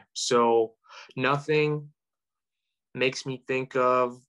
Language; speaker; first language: English; non-native, fluent; French